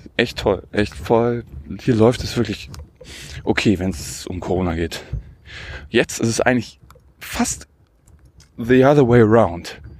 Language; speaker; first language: German; native; German